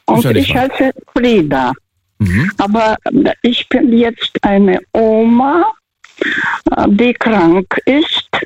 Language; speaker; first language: German; non-native, fluent; Russian